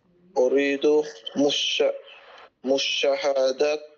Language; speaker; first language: Arabic; non-native, learner; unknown